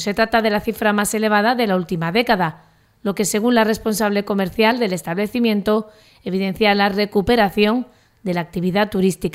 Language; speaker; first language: Spanish; native; Spanish